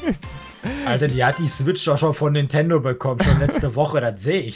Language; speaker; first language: German; native; German